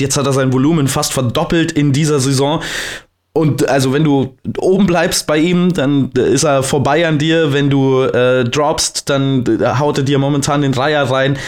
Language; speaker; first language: German; native; German